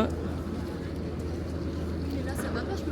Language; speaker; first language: French; native; French